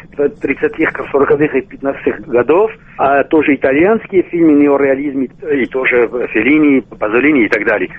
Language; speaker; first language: Russian; non-native, local second language; Armenian